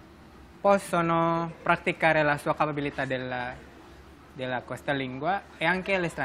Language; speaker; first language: Italian; non-native, learner; Indonesian